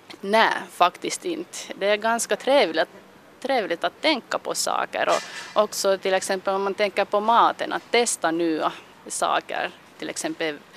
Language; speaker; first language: Swedish; non-native, local second language; Finnish